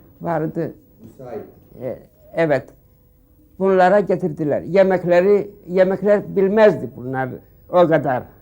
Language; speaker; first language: Turkish; early bilingual, heritage; Turkish